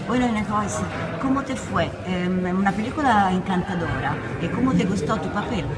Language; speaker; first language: Spanish; non-native, fluent; Italian